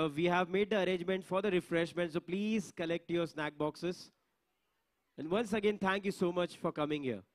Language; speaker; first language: English; non-native, local second language; Marathi